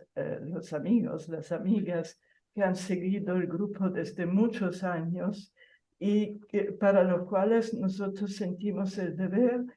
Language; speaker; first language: Spanish; non-native, fluent; Italian